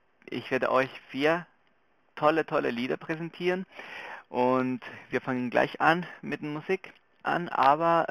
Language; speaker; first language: German; non-native, fluent; Spanish